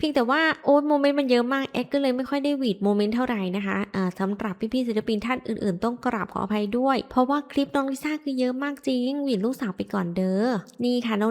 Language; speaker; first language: Thai; native; Thai